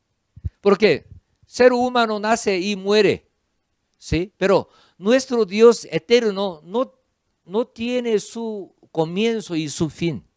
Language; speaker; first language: Spanish; non-native, fluent; Korean